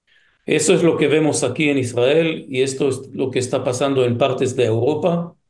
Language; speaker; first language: Spanish; non-native, fluent; Hebrew